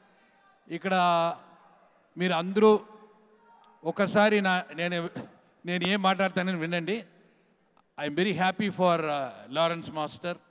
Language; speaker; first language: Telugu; non-native, learner; Tamil